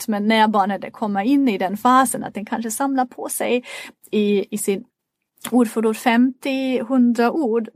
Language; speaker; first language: Swedish; non-native, fluent; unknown